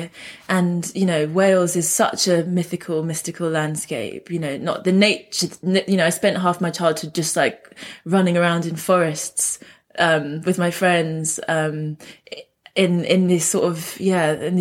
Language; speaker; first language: English; native; English